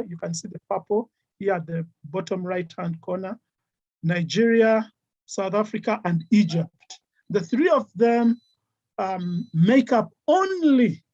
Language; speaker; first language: English; non-native, local second language; Ganda